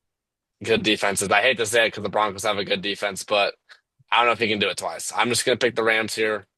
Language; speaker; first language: English; native; English